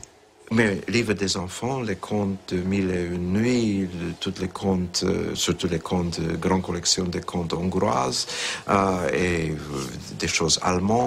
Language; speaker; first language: French; non-native, fluent; Hungarian